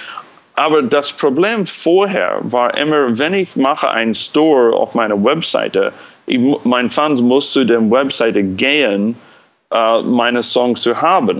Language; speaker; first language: German; non-native, fluent; English